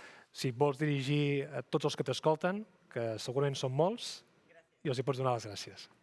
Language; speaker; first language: Catalan; native; Catalan